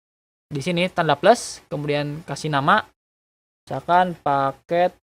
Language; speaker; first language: Indonesian; native; Indonesian